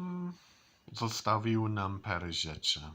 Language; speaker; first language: Polish; non-native, learner; English